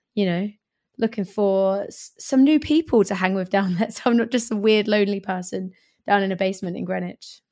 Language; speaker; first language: English; native; English